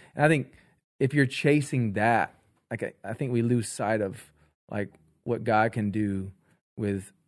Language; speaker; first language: English; native; English